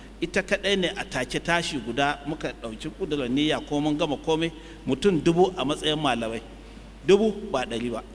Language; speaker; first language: Hausa; native; Hausa